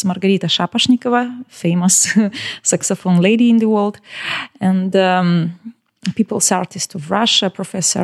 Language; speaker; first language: English; non-native, learner; Ukrainian